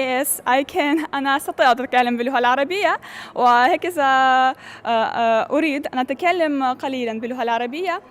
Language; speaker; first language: Arabic; non-native, fluent; Ukrainian